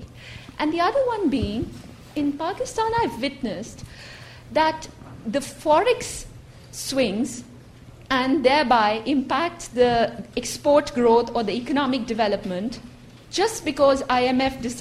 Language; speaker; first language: English; non-native, local second language; Urdu